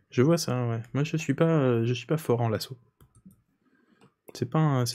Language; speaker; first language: French; native; French